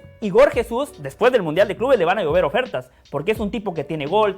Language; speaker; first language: Spanish; native; Spanish